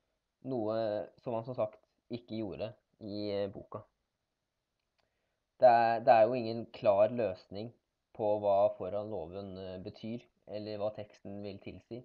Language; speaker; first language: Norwegian; native; Norwegian